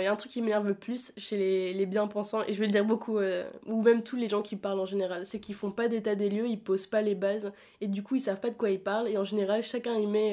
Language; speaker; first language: French; native; French